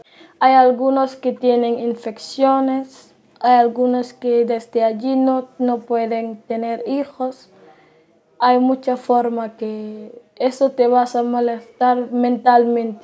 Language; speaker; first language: Spanish; non-native, learner; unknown